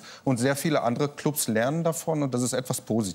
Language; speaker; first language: German; native; German